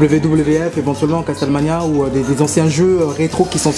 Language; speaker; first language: French; native; French